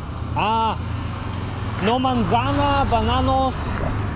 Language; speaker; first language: Spanish; non-native, learner; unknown